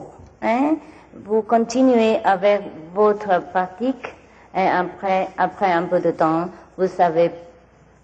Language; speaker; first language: French; non-native, learner; Vietnamese